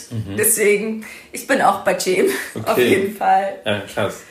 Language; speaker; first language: German; early bilingual, other home language; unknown